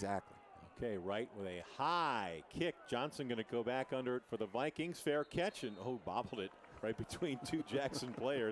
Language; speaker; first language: English; native; English